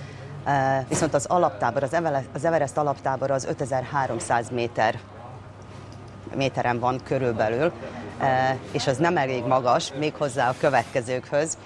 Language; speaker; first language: Hungarian; native; Hungarian